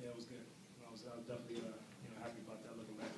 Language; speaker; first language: English; native; English